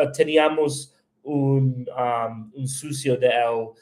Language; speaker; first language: Spanish; non-native, learner; English